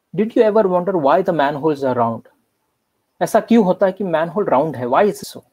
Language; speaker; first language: English; non-native, local second language; Marathi